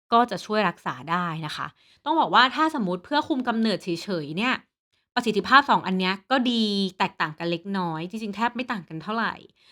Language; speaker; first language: Thai; native; Thai